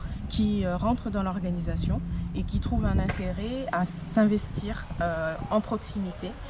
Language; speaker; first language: French; native; French